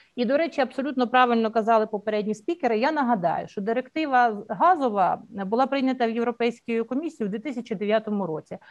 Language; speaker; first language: Ukrainian; native; Ukrainian